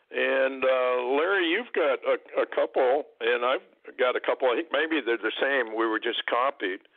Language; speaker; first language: English; native; English